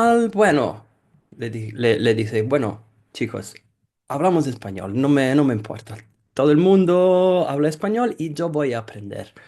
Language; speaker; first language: Spanish; non-native, fluent; Italian